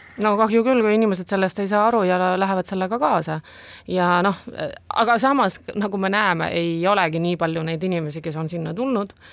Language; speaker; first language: Estonian; non-native, local second language; Russian